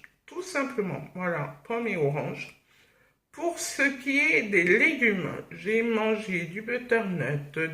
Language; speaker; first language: French; native; French